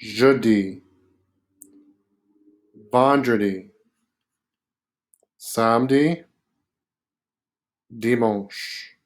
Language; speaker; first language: French; non-native, fluent; English